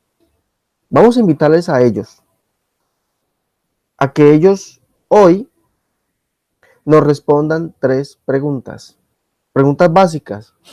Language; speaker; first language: Spanish; native; Spanish